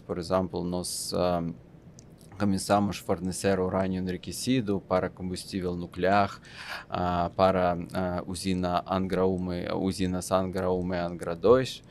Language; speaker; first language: Portuguese; non-native, fluent; Russian